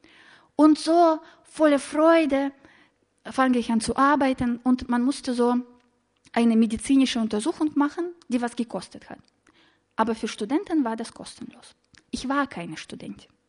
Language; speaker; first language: German; non-native, fluent; Russian